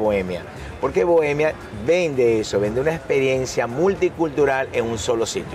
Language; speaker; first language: Spanish; native; Spanish